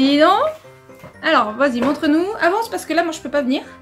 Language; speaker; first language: French; native; French